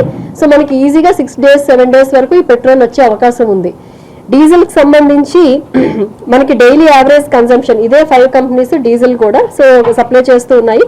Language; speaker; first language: Telugu; native; Telugu